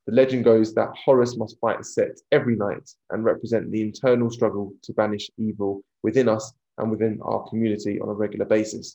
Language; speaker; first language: English; native; English